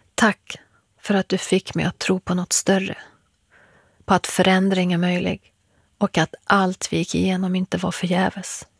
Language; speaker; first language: Swedish; early bilingual, other home language; Persian